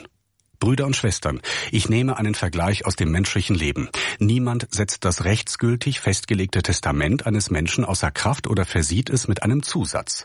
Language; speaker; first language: German; native; German